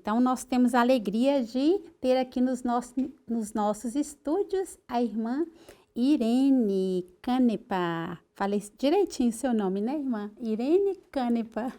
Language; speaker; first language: Portuguese; native; Portuguese